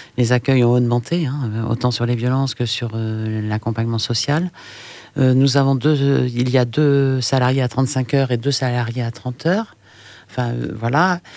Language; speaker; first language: French; native; French